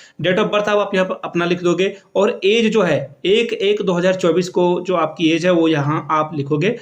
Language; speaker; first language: Hindi; native; Hindi